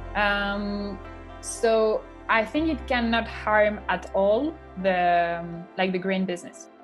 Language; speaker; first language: English; non-native, fluent; French